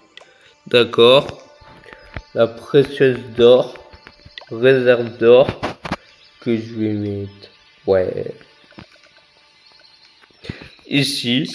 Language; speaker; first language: French; native; French